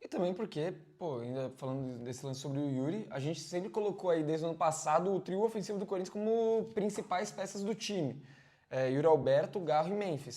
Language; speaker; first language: Portuguese; native; Portuguese